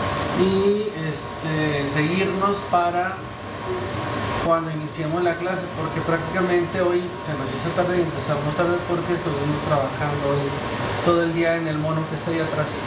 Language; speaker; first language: Spanish; native; Spanish